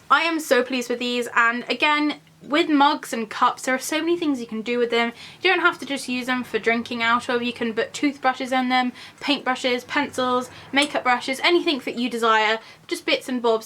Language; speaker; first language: English; native; English